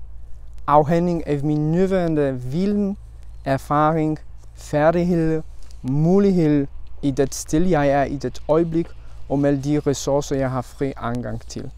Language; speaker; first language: Danish; non-native, learner; Polish